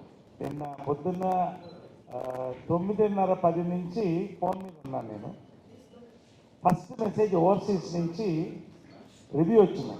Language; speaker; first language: Telugu; native; Telugu